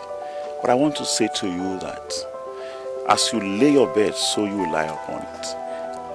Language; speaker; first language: English; non-native, local second language; Yoruba